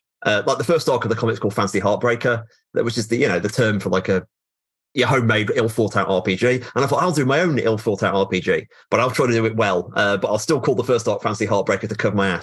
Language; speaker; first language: English; native; English